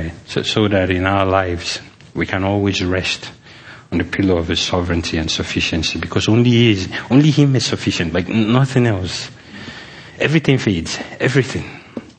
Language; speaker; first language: English; non-native, local second language; Yoruba